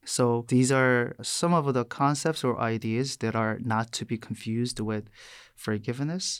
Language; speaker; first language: English; non-native, fluent; Korean